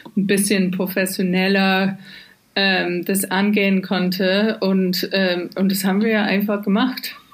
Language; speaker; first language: German; non-native, fluent; English